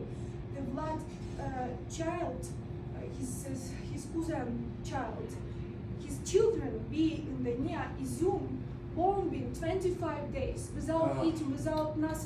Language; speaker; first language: English; non-native, learner; Russian